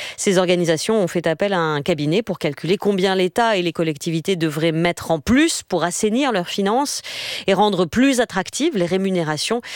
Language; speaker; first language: French; native; French